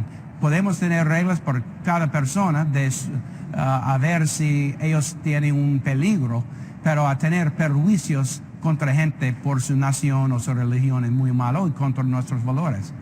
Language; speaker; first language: Spanish; non-native, fluent; English